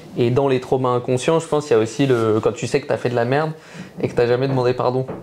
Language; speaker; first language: French; native; French